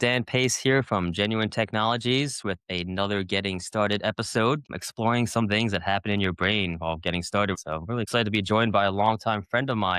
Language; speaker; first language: English; native; English